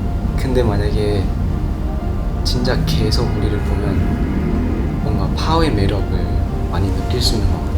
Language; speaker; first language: Korean; non-native, fluent; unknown